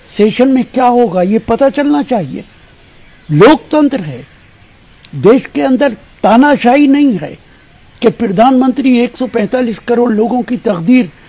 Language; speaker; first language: Hindi; native; Hindi